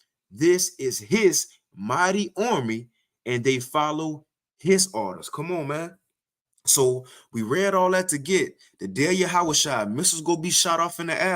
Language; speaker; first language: English; native; English